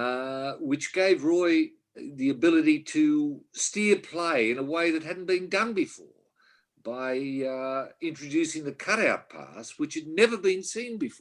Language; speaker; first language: English; native; English